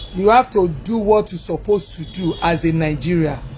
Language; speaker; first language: English; non-native, local second language; Yoruba